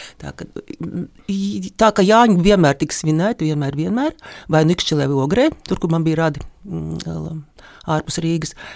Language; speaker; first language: Latvian; native; Latvian